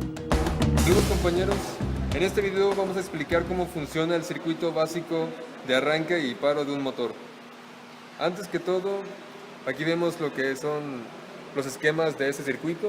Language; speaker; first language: Spanish; native; Spanish